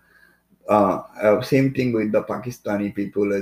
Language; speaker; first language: English; non-native, local second language; Bangla